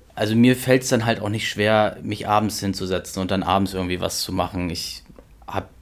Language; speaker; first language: German; native; German